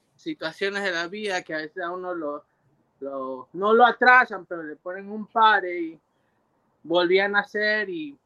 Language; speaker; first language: Spanish; early bilingual, heritage; Spanish